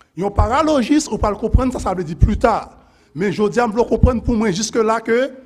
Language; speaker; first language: French; native; French